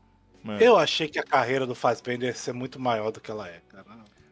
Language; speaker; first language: Portuguese; native; Portuguese